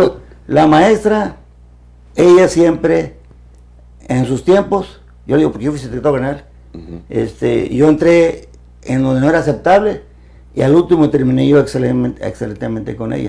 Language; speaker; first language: Spanish; native; Spanish